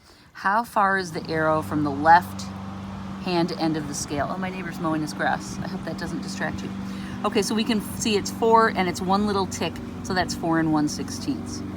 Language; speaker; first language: English; native; English